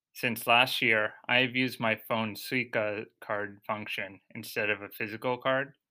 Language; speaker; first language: English; native; English